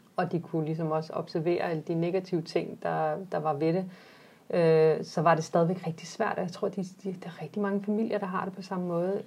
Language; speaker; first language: Danish; early bilingual, other home language; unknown